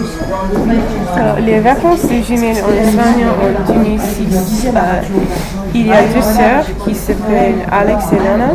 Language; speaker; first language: French; non-native, learner; English